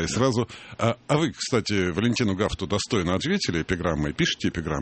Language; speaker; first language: Russian; native; Russian